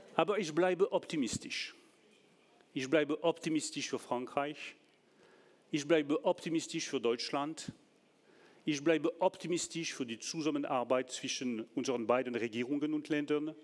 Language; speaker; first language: German; non-native, fluent; French